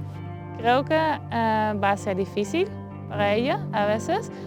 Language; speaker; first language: Spanish; non-native, fluent; Dutch